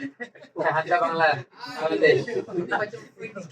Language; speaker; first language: Indonesian; non-native, learner; Bangla